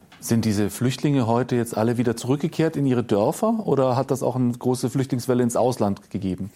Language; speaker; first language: German; native; German